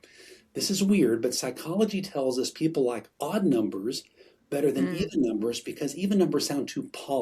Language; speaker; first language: English; native; English